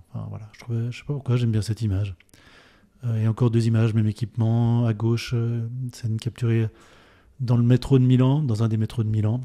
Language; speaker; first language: French; native; French